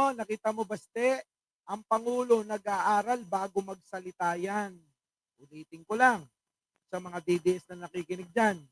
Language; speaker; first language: Filipino; non-native, local second language; Iloko